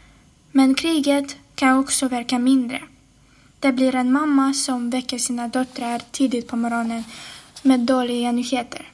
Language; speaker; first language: Swedish; non-native, fluent; Ukrainian